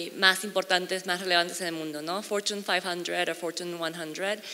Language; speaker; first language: Spanish; non-native, fluent; Korean